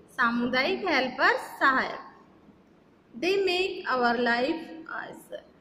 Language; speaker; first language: Hindi; native; Hindi